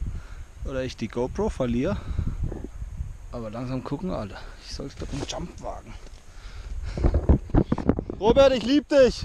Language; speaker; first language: German; native; German